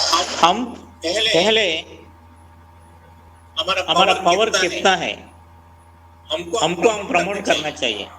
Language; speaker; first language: Hindi; non-native, local second language; Telugu